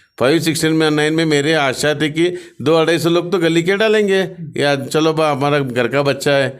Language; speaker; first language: Hindi; non-native, local second language; Marathi